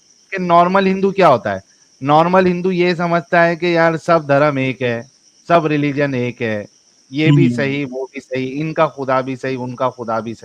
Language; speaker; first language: Hindi; native; Hindi